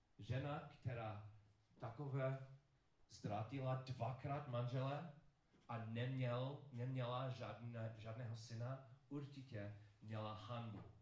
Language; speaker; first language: Czech; non-native, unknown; English